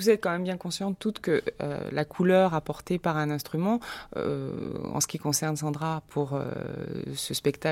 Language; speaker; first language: French; native; French